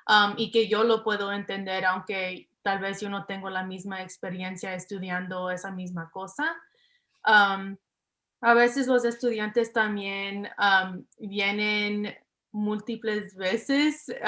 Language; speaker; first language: Spanish; early bilingual, heritage; English